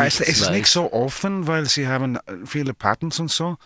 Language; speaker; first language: German; non-native, learner; English